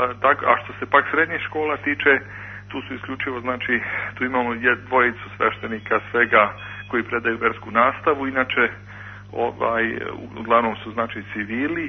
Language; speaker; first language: Croatian; native; Croatian